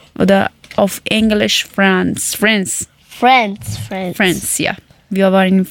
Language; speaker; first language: German; non-native, learner; Persian